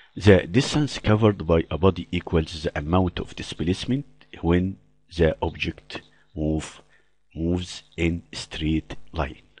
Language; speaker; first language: English; non-native, fluent; Arabic